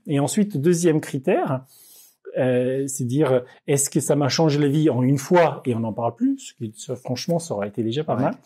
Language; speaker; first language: French; non-native, fluent; Dutch